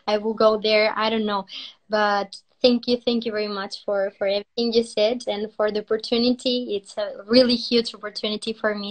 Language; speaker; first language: English; non-native, learner; Spanish